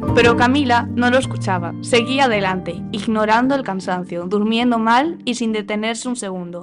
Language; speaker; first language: Spanish; native; Spanish